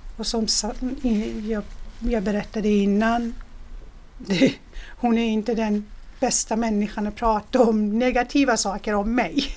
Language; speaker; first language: Swedish; non-native, fluent; Persian